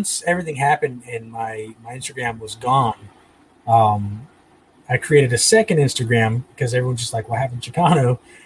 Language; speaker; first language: English; native; English